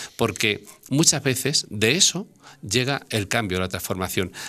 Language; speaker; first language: Spanish; native; Spanish